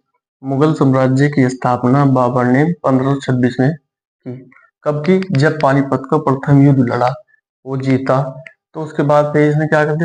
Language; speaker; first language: Hindi; native; Hindi